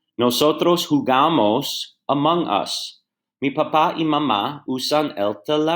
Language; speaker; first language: Spanish; non-native, fluent; English